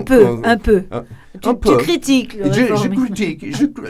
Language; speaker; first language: French; native; French